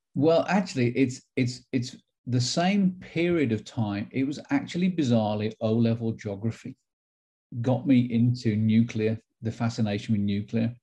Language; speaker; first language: English; native; English